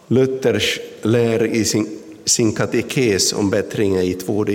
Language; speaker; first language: Swedish; non-native, local second language; Finnish